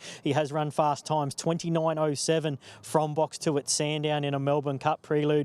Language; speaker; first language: English; native; English